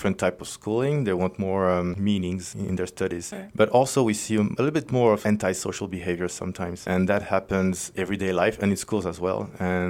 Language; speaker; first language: English; non-native, fluent; French